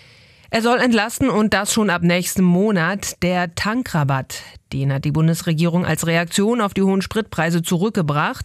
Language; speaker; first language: German; native; German